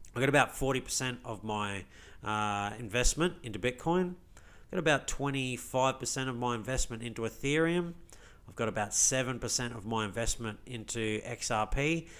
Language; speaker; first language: English; native; English